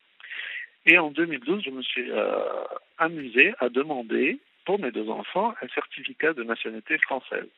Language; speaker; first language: French; non-native, local second language; Arabic